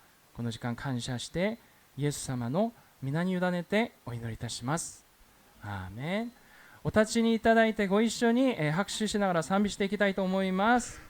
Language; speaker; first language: Japanese; non-native, fluent; Korean